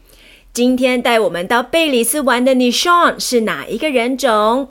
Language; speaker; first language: Chinese; native; Chinese